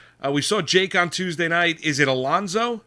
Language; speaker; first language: English; native; English